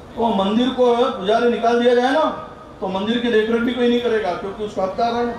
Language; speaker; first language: Hindi; non-native, local second language; Marathi